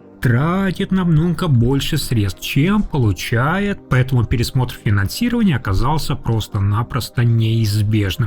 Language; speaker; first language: Russian; native; Russian